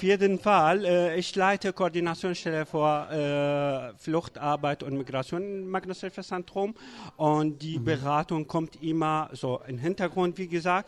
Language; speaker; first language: German; non-native, learner; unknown